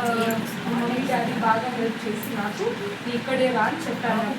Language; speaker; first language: Telugu; non-native, learner; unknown